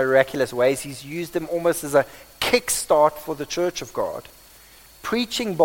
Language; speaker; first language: English; non-native, local second language; Afrikaans